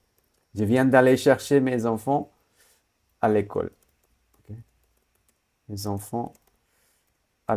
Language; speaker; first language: French; non-native, fluent; Sinhala